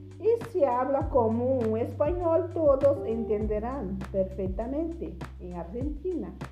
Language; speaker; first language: Spanish; non-native, learner; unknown